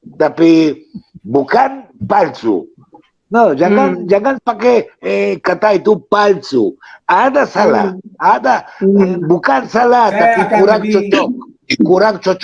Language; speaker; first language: Indonesian; non-native, fluent; Hebrew